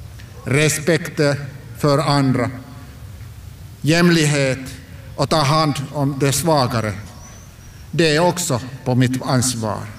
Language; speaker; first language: Swedish; non-native, local second language; Finnish